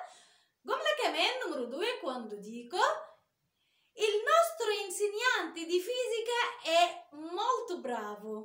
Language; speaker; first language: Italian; non-native, fluent; Arabic